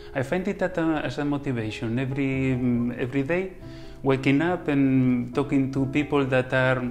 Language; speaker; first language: English; non-native, fluent; Galician